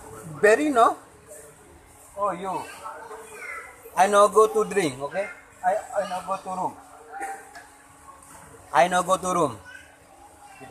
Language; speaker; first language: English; non-native, learner; Achinese